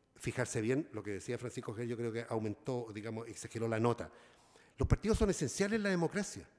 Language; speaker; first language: Spanish; native; Spanish